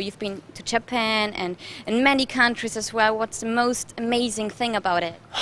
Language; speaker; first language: English; non-native, fluent; German